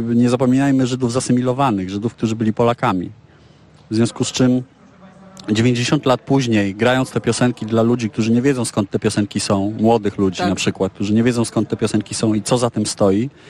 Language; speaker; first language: Polish; native; Polish